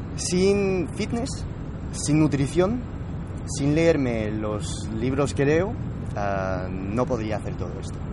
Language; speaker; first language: Spanish; non-native, fluent; French